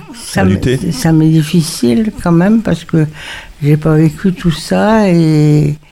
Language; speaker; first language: French; native; French